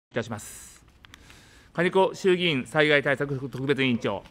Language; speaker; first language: Japanese; native; Japanese